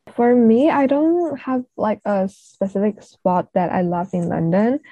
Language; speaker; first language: English; non-native, local second language; Cantonese